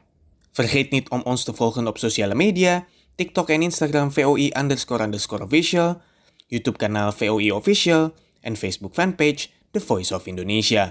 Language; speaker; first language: Dutch; non-native, fluent; Indonesian